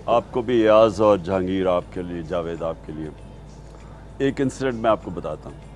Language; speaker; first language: Urdu; native; Urdu